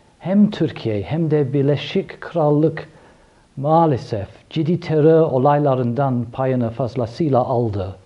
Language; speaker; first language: Turkish; non-native, fluent; English